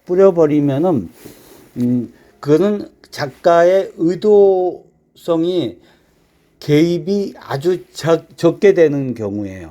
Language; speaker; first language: Korean; native; Korean